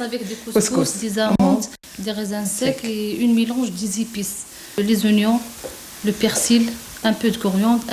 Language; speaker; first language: French; non-native, local second language; Arabic